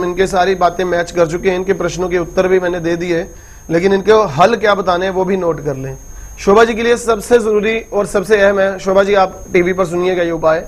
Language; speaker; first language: Hindi; native; Hindi